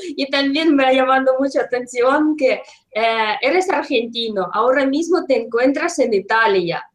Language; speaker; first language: Spanish; non-native, fluent; Russian